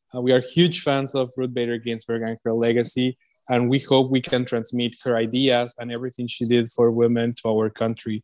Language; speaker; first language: English; non-native, fluent; Spanish